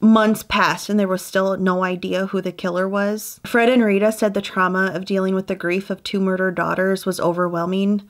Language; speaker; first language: English; native; English